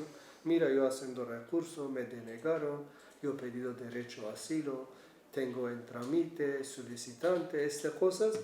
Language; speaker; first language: Spanish; non-native, learner; Kurdish